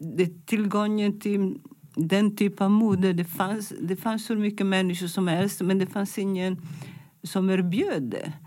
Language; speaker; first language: Swedish; non-native, fluent; Italian